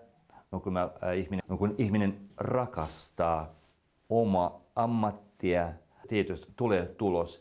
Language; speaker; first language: Finnish; non-native, local second language; Russian